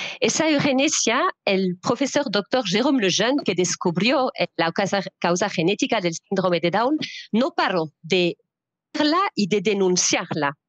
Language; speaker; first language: Spanish; non-native, fluent; French